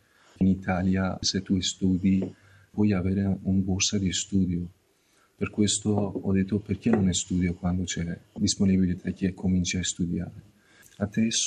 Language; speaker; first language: Italian; non-native, learner; Persian